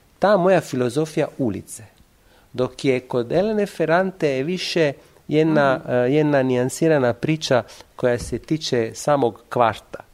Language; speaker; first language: Serbian; non-native, fluent; Italian